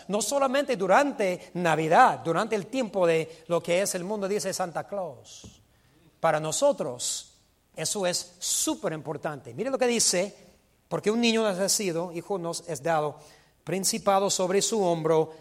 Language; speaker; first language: Spanish; non-native, fluent; English